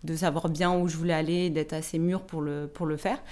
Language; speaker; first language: French; native; French